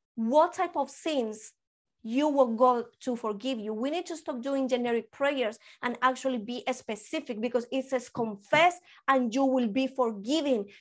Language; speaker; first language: English; early bilingual, other home language; Spanish